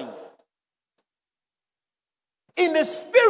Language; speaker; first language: English; non-native, local second language; Bini